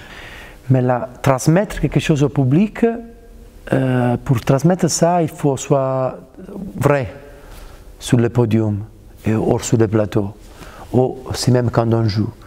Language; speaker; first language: French; non-native, fluent; Italian